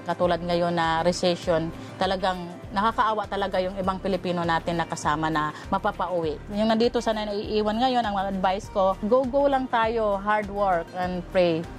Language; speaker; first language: Filipino; non-native, local second language; Cebuano